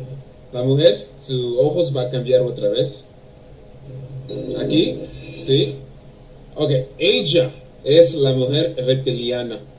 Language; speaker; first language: Spanish; non-native, learner; English